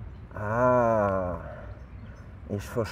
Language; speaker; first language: German; native; German